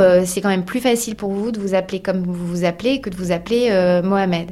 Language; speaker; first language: French; native; French